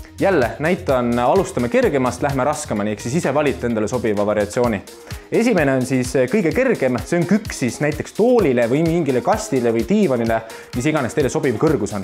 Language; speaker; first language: Estonian; native; Estonian